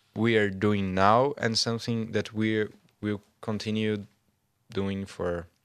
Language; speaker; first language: English; non-native, learner; Portuguese